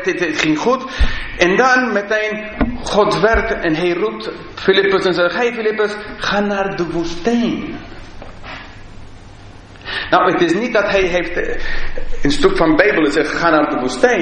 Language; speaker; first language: Dutch; non-native, fluent; English